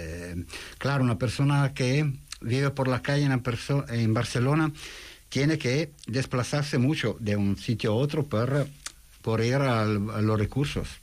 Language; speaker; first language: Spanish; non-native, fluent; Italian